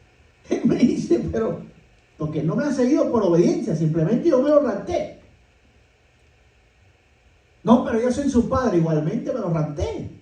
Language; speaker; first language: Spanish; native; Spanish